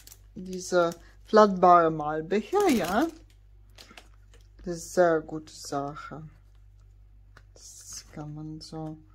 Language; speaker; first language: German; non-native, fluent; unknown